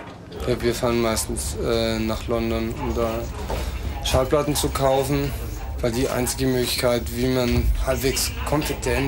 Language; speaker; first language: German; native; German